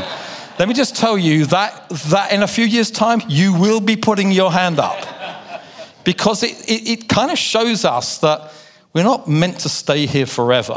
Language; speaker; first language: English; native; English